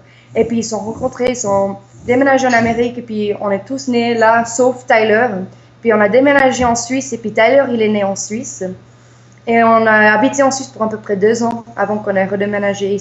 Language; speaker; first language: French; early bilingual, heritage; English